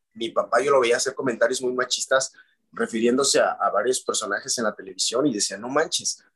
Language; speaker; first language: Spanish; native; Spanish